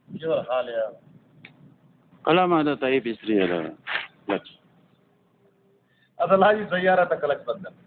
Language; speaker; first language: Arabic; non-native, learner; Hindi